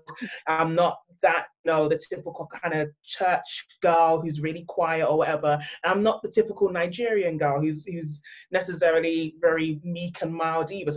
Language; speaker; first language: English; native; English